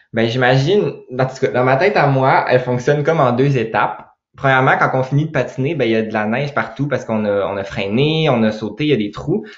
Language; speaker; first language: French; native; French